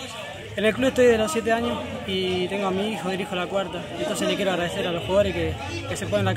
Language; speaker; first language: Spanish; native; Spanish